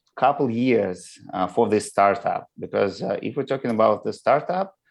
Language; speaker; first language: English; non-native, learner; Russian